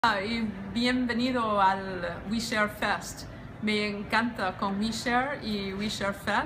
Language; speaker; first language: Spanish; non-native, learner; English